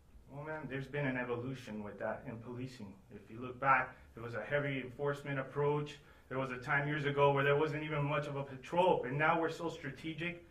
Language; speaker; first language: English; early bilingual, other home language; Spanish